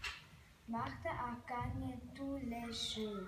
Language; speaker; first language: French; non-native, learner; German